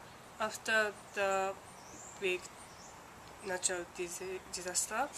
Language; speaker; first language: English; non-native, learner; Japanese